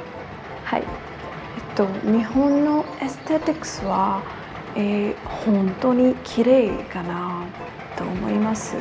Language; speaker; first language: Japanese; non-native, learner; Hindi